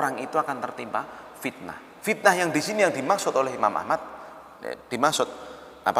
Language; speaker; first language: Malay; non-native, local second language; Javanese